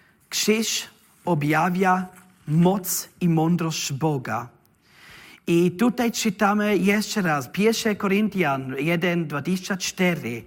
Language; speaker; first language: Polish; non-native, learner; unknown